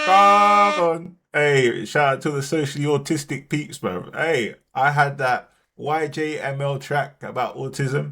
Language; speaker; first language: English; native; English